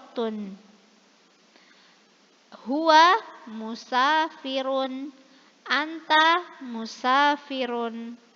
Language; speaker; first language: Arabic; non-native, fluent; Indonesian